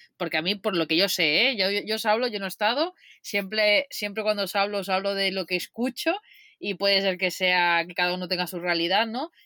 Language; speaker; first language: Spanish; native; Spanish